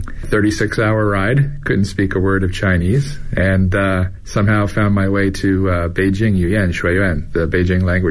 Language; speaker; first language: English; native; English